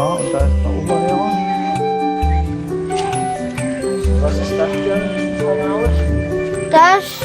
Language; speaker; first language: German; native; German